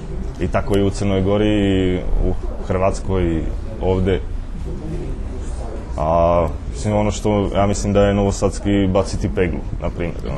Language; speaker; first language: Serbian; non-native, fluent; Czech